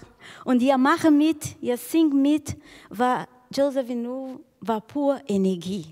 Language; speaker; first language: German; non-native, learner; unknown